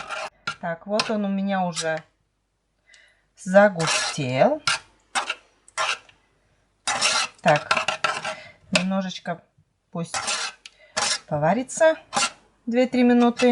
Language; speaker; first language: Russian; native; Russian